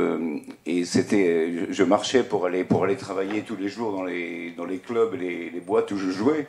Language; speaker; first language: French; native; French